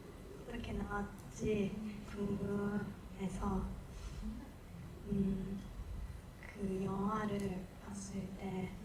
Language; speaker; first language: Korean; non-native, learner; Japanese